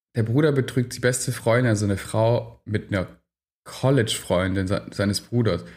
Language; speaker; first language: German; early bilingual, other home language; Turkish